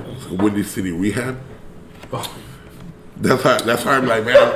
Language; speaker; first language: English; early bilingual, other home language; Spanish